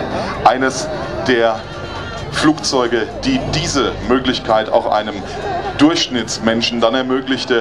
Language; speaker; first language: German; native; German